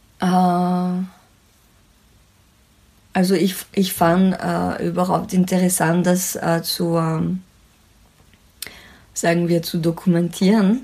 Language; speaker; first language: German; non-native, fluent; French